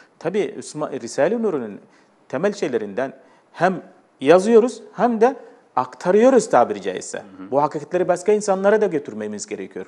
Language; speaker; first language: Turkish; non-native, fluent; Arabic